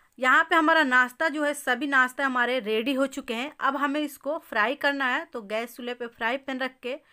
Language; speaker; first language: Hindi; native; Hindi